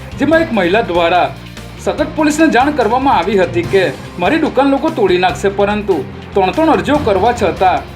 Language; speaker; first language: Gujarati; native; Gujarati